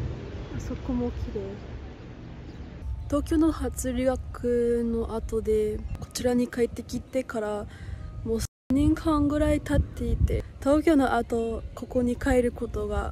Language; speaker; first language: Japanese; non-native, fluent; English